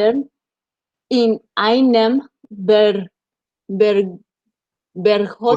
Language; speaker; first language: German; non-native, learner; Spanish